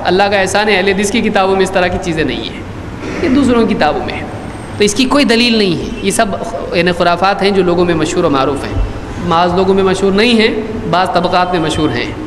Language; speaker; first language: Urdu; native; Urdu